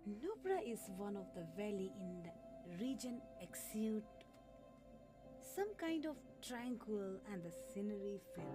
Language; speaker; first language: English; non-native, local second language; Ladakhi